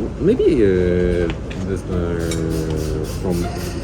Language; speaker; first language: English; non-native, learner; Japanese